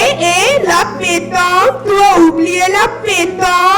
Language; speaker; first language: French; non-native, learner; Bangla